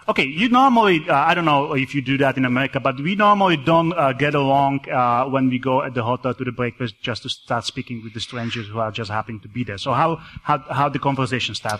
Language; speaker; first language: English; non-native, fluent; Czech